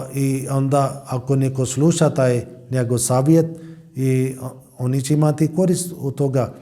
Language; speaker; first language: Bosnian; non-native, learner; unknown